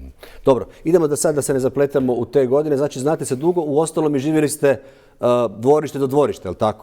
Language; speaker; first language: Croatian; native; Croatian